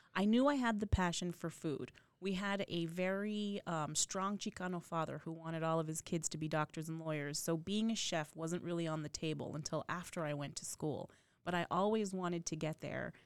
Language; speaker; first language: English; native; English